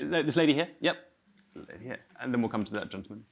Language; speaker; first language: English; native; English